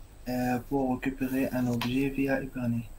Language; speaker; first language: French; non-native, local second language; Arabic